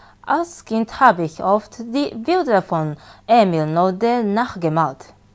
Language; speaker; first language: German; non-native, learner; Japanese